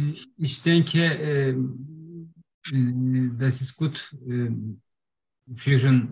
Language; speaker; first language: German; non-native, learner; Turkish